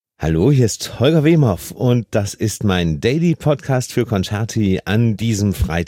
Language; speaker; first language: German; native; German